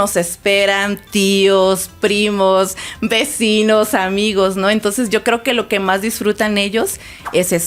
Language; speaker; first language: Spanish; native; Spanish